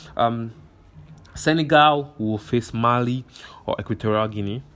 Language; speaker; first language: English; non-native, local second language; Igbo